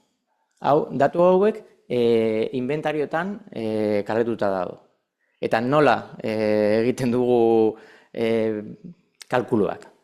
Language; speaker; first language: Basque; non-native, local second language; Spanish